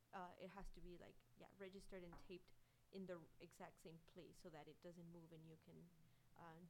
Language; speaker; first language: English; non-native, fluent; Spanish